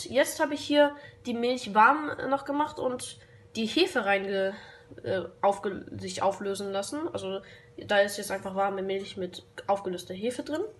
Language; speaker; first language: German; native; German